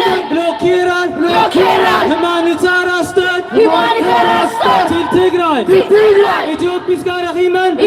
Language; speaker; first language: Swedish; early bilingual, other home language; Tigrinya